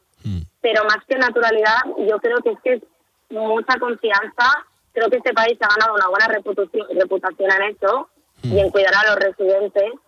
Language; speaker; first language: Spanish; native; Spanish